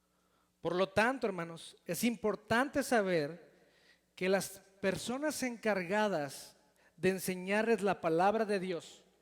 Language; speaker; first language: Spanish; native; Spanish